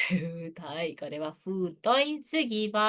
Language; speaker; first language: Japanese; non-native, fluent; Indonesian